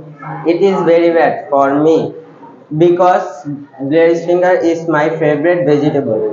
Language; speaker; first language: English; non-native, learner; Bangla